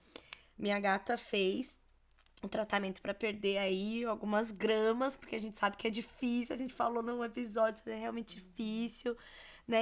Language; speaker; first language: Portuguese; native; Portuguese